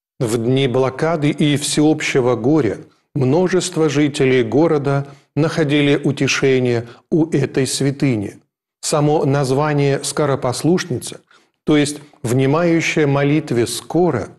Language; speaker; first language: Russian; native; Russian